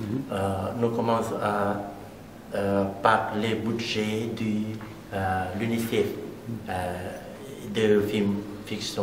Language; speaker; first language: French; non-native, learner; Lao